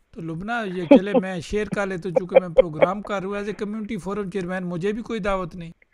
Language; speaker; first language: Urdu; native; Urdu